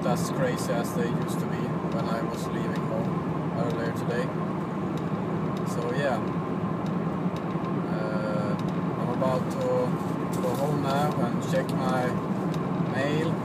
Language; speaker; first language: English; non-native, fluent; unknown